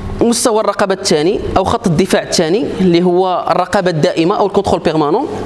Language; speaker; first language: Arabic; native; Arabic